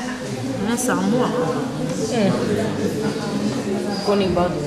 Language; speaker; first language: French; non-native, learner; Dutch